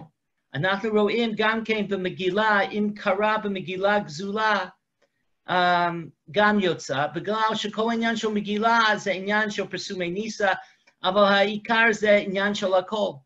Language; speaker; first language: Hebrew; non-native, fluent; English